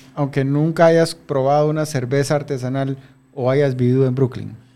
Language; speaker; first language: Spanish; native; Spanish